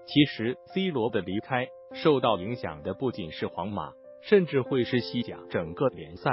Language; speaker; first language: Chinese; native; Chinese